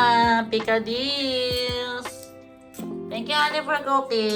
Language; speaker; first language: English; non-native, local second language; Filipino